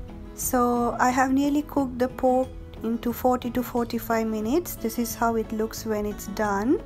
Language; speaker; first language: English; non-native, local second language; Sinhala